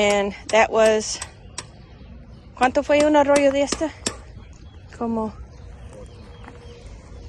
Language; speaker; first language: Spanish; non-native, learner; English